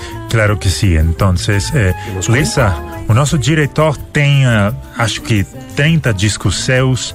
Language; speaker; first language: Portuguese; non-native, fluent; Spanish